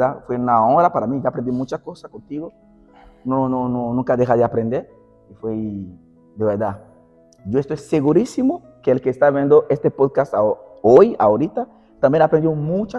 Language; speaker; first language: Spanish; non-native, fluent; Portuguese